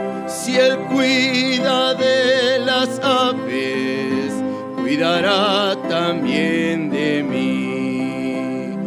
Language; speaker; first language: Spanish; native; Spanish